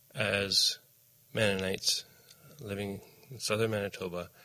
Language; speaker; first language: English; native; English